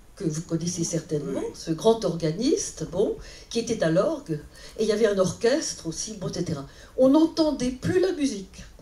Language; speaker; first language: French; native; French